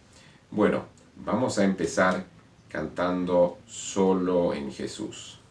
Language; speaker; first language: Spanish; native; Spanish